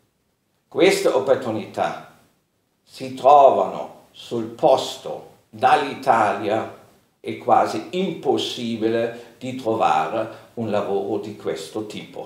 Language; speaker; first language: Italian; non-native, fluent; German